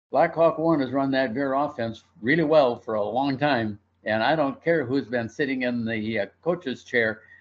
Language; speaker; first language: English; native; English